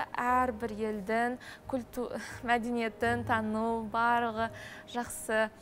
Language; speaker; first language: Kazakh; native; Kazakh